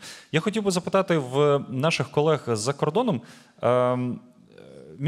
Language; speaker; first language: Ukrainian; native; Ukrainian